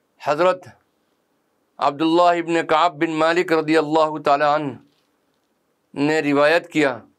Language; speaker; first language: Urdu; native; Urdu